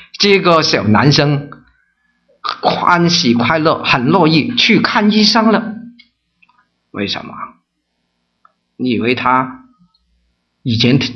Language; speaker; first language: Chinese; non-native, local second language; Cantonese